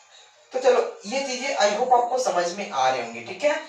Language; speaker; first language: Hindi; native; Hindi